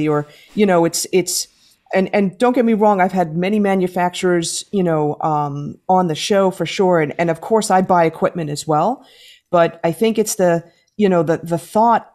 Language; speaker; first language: English; native; English